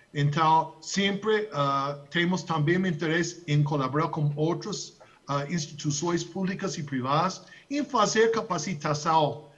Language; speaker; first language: Portuguese; non-native, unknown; English